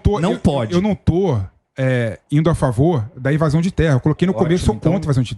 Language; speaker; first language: Portuguese; native; Portuguese